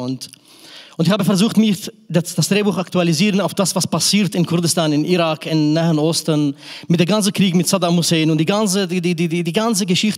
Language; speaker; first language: German; non-native, fluent; Kurdish